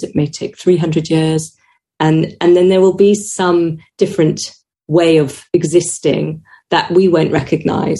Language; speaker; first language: English; native; English